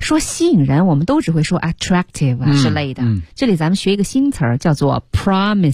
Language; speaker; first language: Chinese; native; Chinese